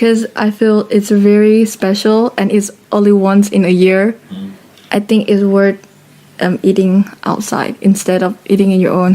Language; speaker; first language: English; non-native, fluent; Thai